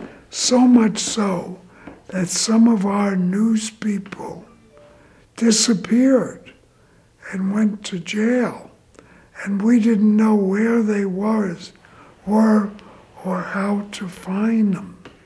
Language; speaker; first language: English; native; English